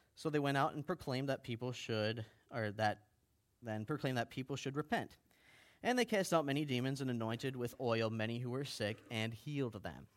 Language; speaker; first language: English; native; English